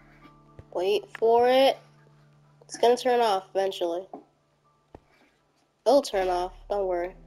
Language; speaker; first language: English; native; English